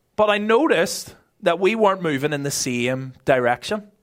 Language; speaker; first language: English; native; English